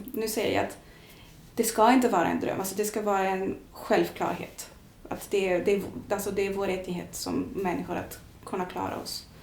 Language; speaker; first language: Swedish; non-native, fluent; Greek